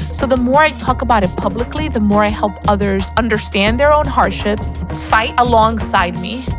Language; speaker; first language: English; early bilingual, other home language; Spanish